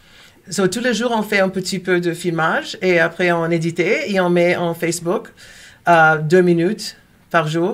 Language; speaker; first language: French; non-native, learner; Portuguese